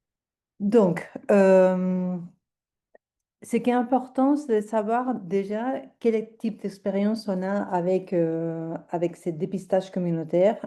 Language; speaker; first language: French; non-native, fluent; Spanish